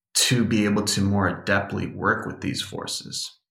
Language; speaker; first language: English; early bilingual, other home language; Portuguese